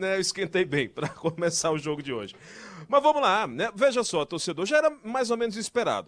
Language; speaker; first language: Portuguese; native; Portuguese